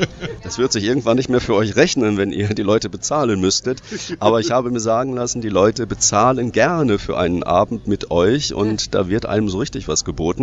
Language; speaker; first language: German; native; German